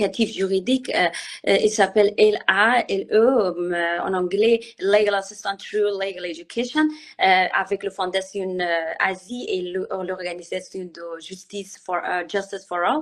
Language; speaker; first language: French; non-native, learner; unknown